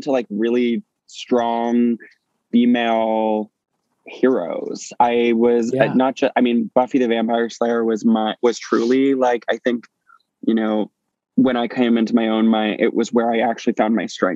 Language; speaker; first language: English; native; English